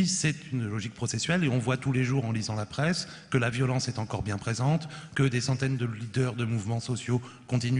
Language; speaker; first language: French; native; French